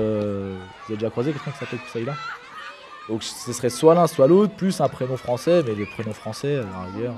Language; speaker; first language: French; early bilingual, other home language; Kabyle